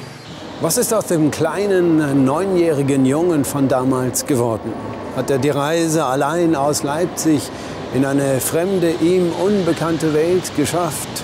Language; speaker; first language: German; native; German